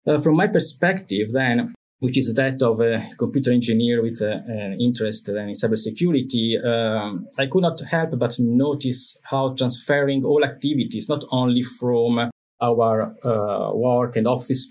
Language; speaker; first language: English; non-native, fluent; Italian